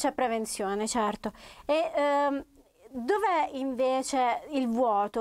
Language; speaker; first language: Italian; native; Italian